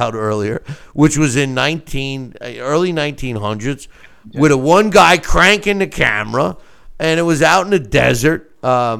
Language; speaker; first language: English; native; English